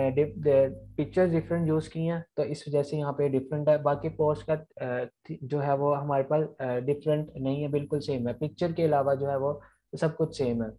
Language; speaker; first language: Urdu; non-native, local second language; Punjabi